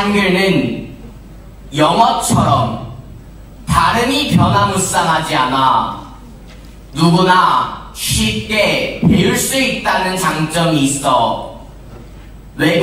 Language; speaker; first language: Korean; native; Korean